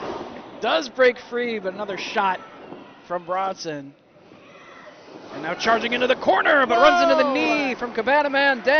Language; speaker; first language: English; native; English